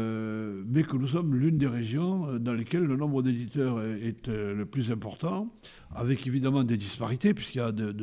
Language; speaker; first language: French; native; French